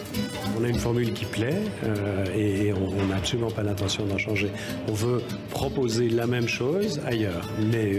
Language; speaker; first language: French; native; French